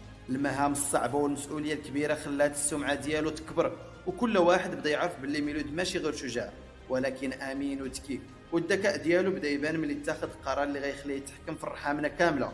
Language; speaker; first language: Arabic; native; Arabic